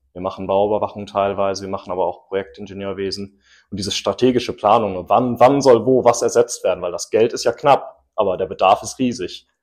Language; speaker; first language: German; early bilingual, other home language; English